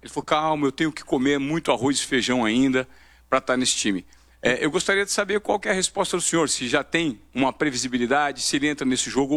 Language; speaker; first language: Portuguese; native; Portuguese